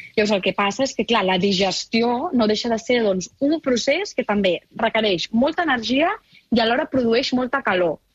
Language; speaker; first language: Catalan; native; Catalan